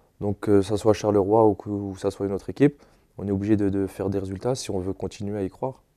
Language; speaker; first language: French; native; French